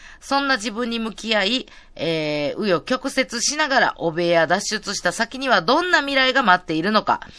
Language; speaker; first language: Japanese; native; Japanese